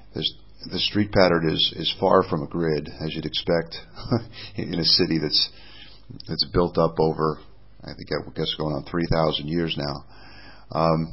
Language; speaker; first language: English; native; English